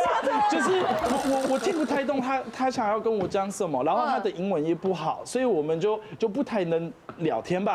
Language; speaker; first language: Chinese; non-native, fluent; French